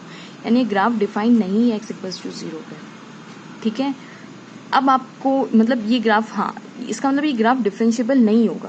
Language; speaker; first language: Hindi; native; Hindi